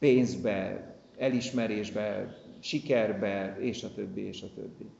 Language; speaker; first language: Hungarian; native; Hungarian